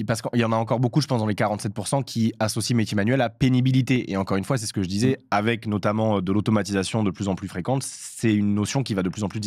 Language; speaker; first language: French; native; French